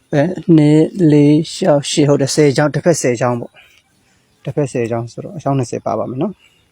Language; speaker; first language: Burmese; native; Burmese